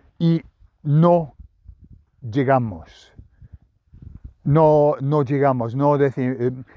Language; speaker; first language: Spanish; non-native, fluent; English